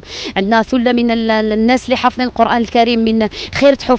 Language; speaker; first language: Arabic; native; Arabic